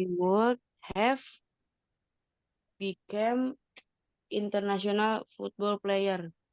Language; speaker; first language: English; non-native, learner; Indonesian